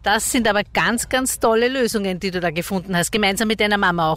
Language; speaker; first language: German; native; German